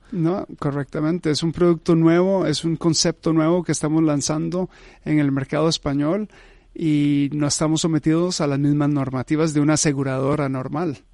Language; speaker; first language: Spanish; early bilingual, heritage; Spanish